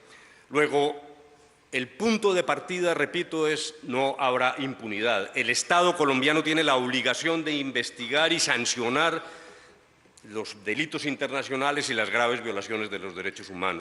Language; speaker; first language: Spanish; native; Spanish